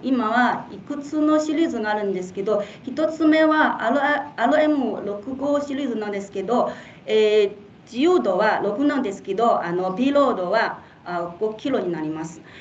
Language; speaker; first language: Japanese; non-native, fluent; Chinese